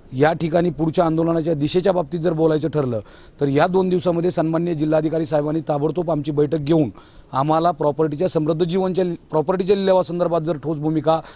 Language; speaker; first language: Marathi; native; Marathi